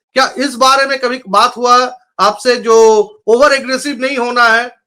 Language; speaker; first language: Hindi; non-native, local second language; Bangla